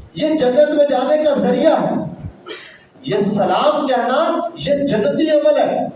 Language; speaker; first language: Urdu; non-native, local second language; Punjabi